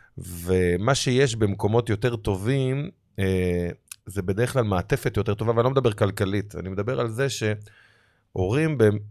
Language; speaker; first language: Hebrew; native; Hebrew